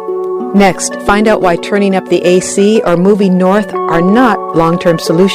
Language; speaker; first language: English; native; English